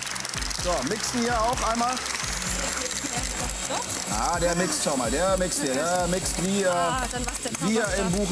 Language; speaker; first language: German; native; German